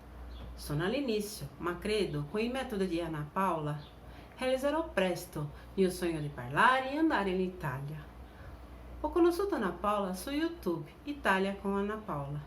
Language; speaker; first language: Italian; non-native, learner; Portuguese